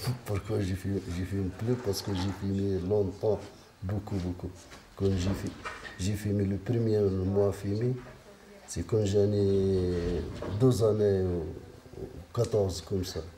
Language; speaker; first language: French; non-native, learner; Riffian